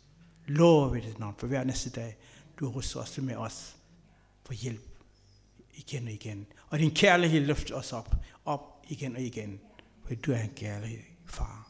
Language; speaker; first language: Danish; non-native, fluent; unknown